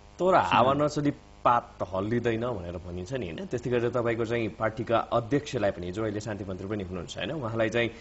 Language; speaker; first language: Nepali; native; Nepali